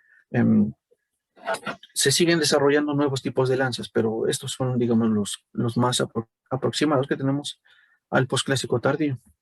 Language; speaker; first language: Spanish; native; Spanish